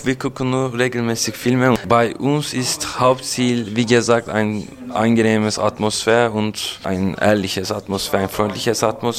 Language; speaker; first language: German; non-native, fluent; Turkish